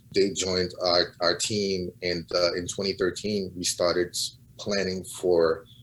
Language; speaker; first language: English; non-native, fluent; Portuguese